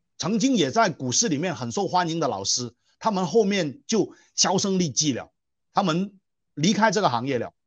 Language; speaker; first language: Chinese; non-native, local second language; Cantonese